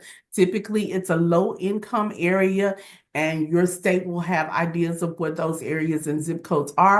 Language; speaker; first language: English; native; English